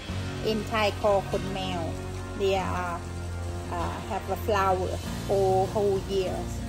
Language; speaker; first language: English; non-native, learner; Thai